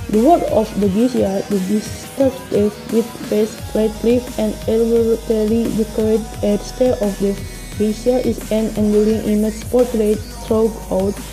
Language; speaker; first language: English; non-native, learner; Indonesian